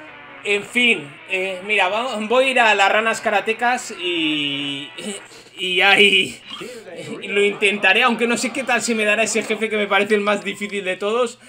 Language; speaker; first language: Spanish; native; Spanish